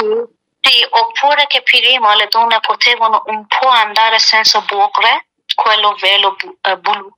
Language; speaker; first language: Italian; non-native, learner; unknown